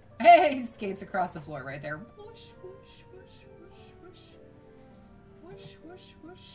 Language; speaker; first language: English; native; English